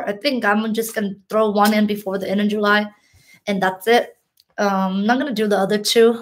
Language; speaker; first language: English; early bilingual, other home language; Hmong